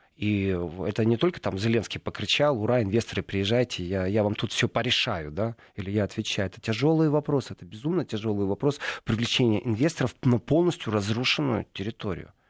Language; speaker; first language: Russian; native; Russian